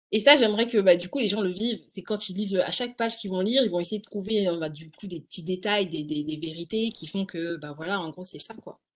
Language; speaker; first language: French; native; French